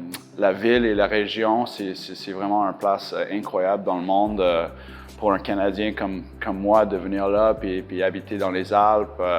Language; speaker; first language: French; non-native, local second language; English